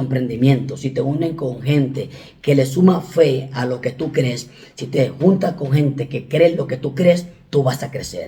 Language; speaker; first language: Spanish; native; Spanish